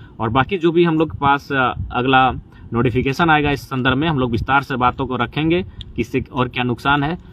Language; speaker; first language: Hindi; non-native, local second language; Magahi